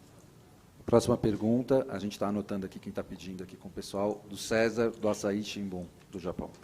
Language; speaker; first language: Portuguese; native; Portuguese